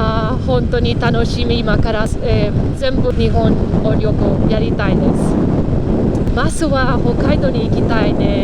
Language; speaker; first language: Japanese; non-native, learner; Spanish